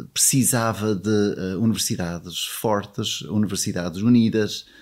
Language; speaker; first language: Portuguese; non-native, fluent; English